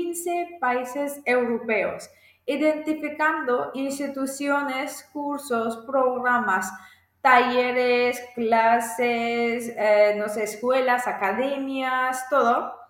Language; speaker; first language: Spanish; non-native, fluent; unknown